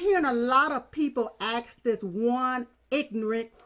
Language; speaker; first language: English; native; English